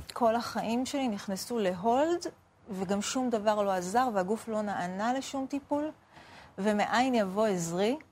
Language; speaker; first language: Hebrew; early bilingual, other home language; Arabic